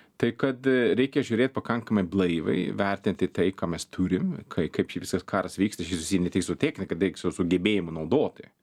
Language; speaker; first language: Lithuanian; non-native, fluent; Swedish